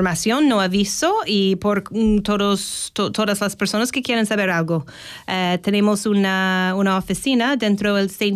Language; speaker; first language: Spanish; non-native, fluent; English